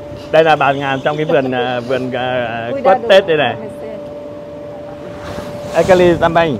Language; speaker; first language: Vietnamese; native; Vietnamese